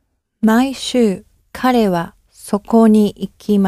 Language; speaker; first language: Japanese; non-native, learner; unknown